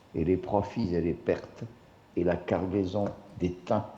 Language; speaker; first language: French; non-native, fluent; English